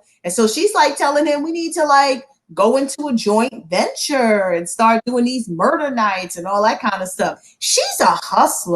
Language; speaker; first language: English; native; English